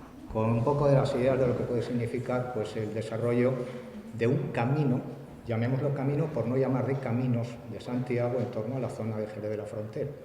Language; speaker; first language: Spanish; native; Spanish